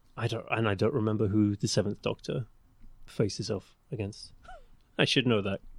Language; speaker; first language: English; native; English